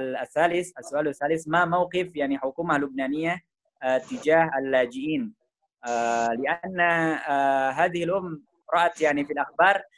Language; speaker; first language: Arabic; non-native, learner; Indonesian